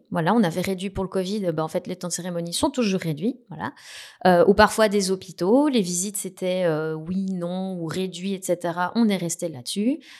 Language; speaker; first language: French; native; French